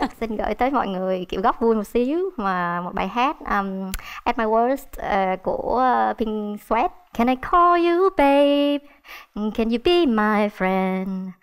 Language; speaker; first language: Vietnamese; native; Vietnamese